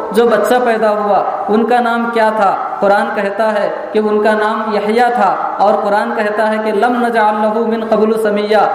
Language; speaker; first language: Urdu; native; Urdu